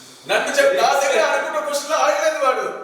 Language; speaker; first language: Telugu; non-native, learner; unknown